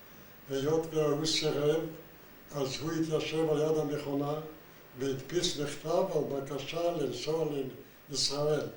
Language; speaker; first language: Hebrew; non-native, fluent; Yiddish